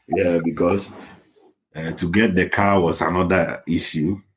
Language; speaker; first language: English; non-native, local second language; Akan